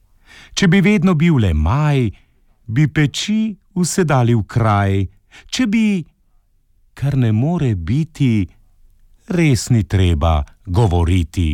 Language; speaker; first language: Slovenian; native; Slovenian